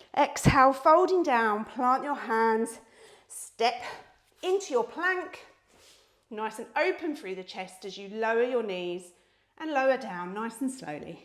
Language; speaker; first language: English; native; English